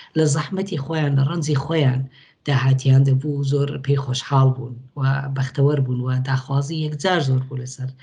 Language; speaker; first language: Central Kurdish; native; Central Kurdish